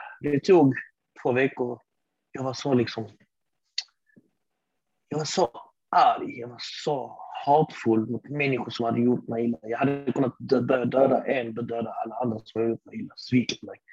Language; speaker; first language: Swedish; early bilingual, other home language; Arabic